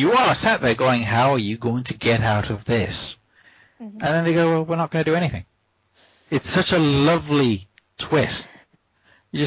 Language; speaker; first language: English; native; English